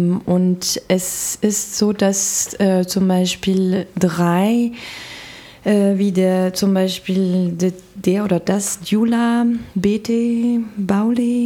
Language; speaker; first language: German; non-native, fluent; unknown